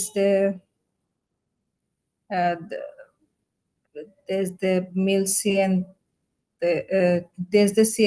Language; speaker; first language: Spanish; non-native, learner; Bangla